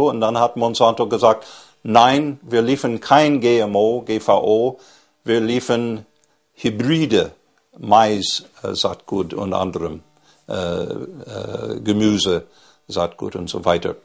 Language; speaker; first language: German; non-native, fluent; English